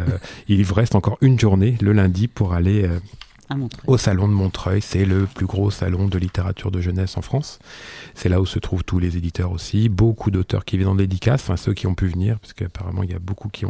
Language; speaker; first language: French; native; French